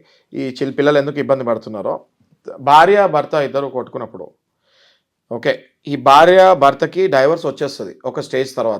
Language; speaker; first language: Telugu; native; Telugu